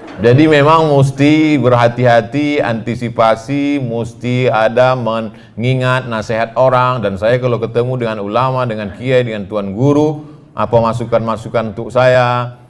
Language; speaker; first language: Indonesian; native; Indonesian